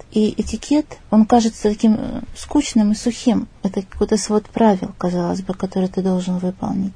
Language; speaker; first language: Russian; native; Russian